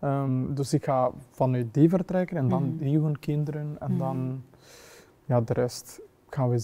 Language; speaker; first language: Dutch; non-native, fluent; Kinyarwanda